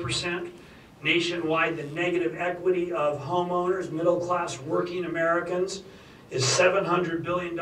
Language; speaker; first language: English; native; English